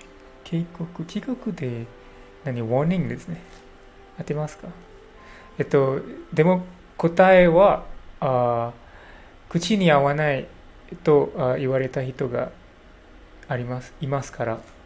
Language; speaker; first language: Japanese; non-native, learner; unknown